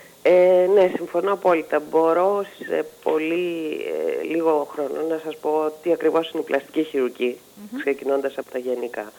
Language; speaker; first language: Greek; native; Greek